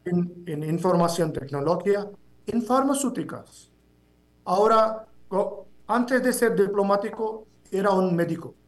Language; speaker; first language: Spanish; non-native, fluent; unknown